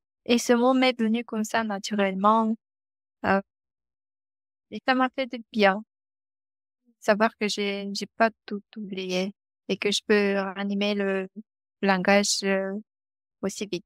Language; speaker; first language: French; non-native, fluent; Romanian